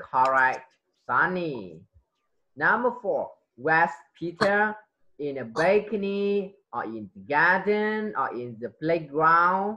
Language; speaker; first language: English; non-native, fluent; Vietnamese